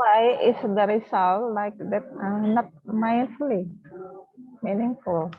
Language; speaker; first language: English; non-native, learner; Indonesian